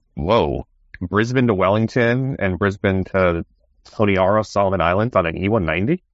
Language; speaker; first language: English; native; English